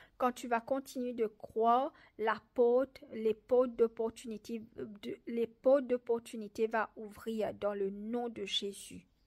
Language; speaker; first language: French; non-native, local second language; Morisyen